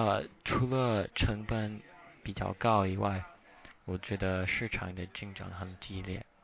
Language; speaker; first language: Chinese; non-native, fluent; English